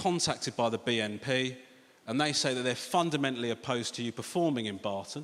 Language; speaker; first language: English; native; English